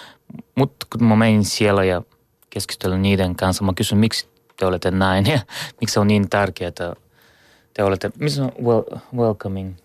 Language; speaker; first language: Finnish; non-native, learner; Bulgarian